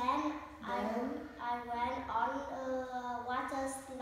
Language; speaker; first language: English; non-native, learner; Vietnamese